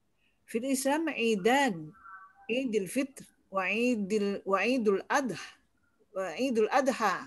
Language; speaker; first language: Arabic; non-native, learner; Indonesian